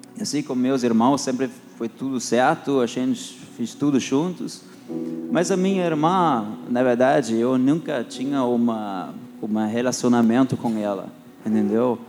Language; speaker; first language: Portuguese; non-native, fluent; German